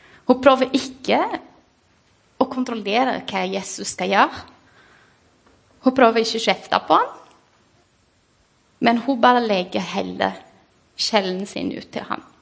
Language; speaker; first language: Norwegian; non-native, fluent; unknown